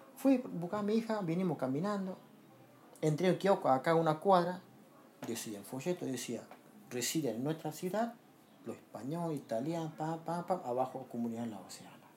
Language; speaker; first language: Spanish; non-native, fluent; Lao